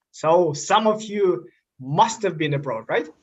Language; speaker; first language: English; non-native, fluent; Kyrgyz